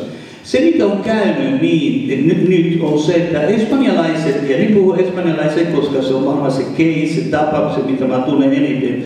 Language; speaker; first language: Finnish; non-native, fluent; Spanish